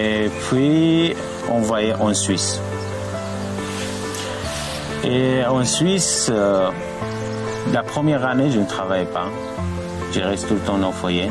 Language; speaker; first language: French; non-native, learner; Arabic